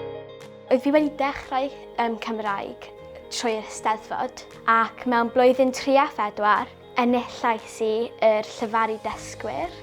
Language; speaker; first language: Welsh; non-native, local second language; English